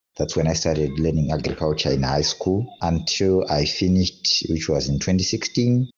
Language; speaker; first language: English; non-native, local second language; Shona